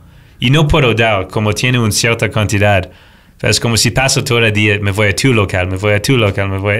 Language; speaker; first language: Spanish; non-native, fluent; English